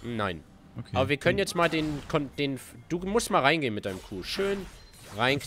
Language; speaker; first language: German; native; German